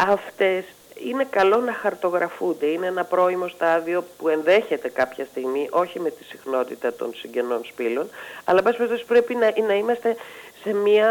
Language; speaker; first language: Greek; native; Greek